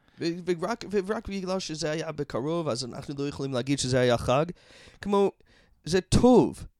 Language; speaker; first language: Hebrew; non-native, fluent; English